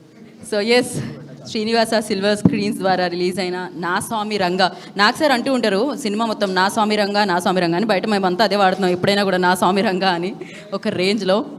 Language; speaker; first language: Telugu; native; Telugu